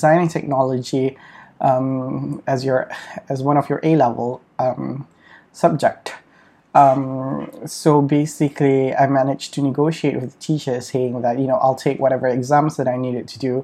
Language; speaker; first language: English; non-native, fluent; Malay